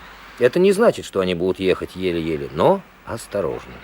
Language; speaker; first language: Russian; native; Russian